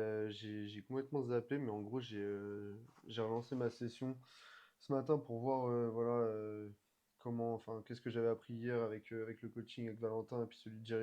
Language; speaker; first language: French; native; French